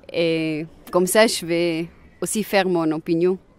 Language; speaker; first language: French; non-native, local second language; Swiss German